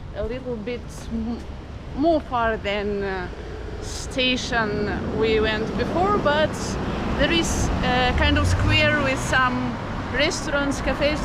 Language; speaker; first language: English; non-native, fluent; Russian